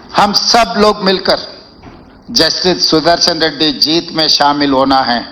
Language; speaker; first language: Hindi; non-native, local second language; Telugu